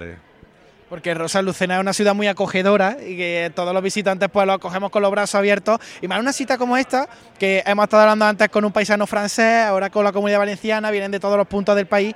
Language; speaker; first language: Spanish; native; Spanish